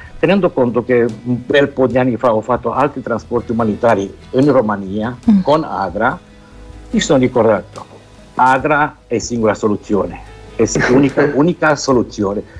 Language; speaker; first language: Italian; non-native, fluent; Romanian